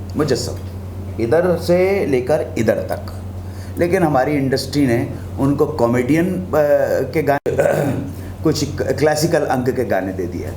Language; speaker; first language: Hindi; native; Hindi